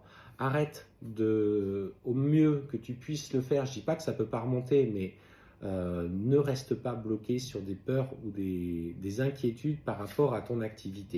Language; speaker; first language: French; native; French